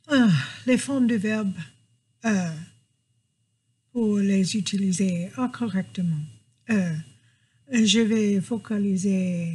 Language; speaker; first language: French; non-native, fluent; English